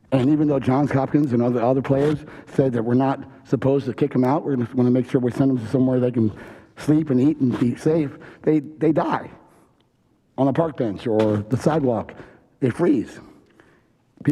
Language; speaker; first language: English; native; English